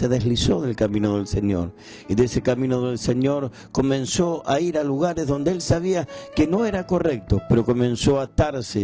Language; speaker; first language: Spanish; native; Spanish